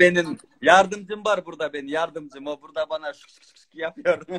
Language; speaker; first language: Turkish; non-native, learner; Kyrgyz